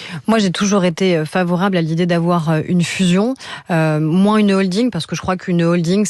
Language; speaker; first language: French; native; French